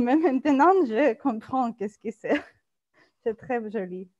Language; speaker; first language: French; non-native, learner; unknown